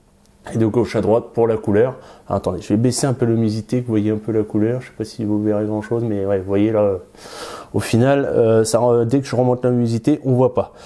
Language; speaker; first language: French; native; French